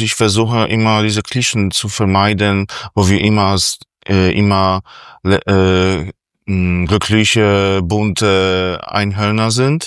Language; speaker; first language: German; non-native, fluent; Polish